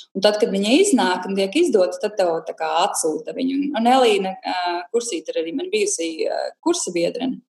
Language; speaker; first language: Latvian; native; Latvian